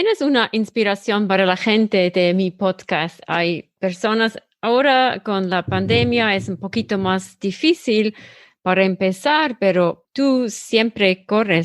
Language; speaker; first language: Spanish; non-native, learner; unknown